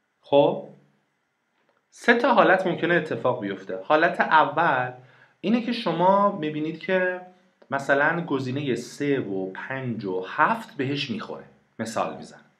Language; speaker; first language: Persian; native; Persian